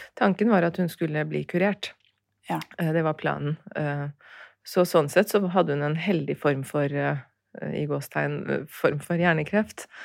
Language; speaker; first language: Norwegian; early bilingual, other home language; Turkish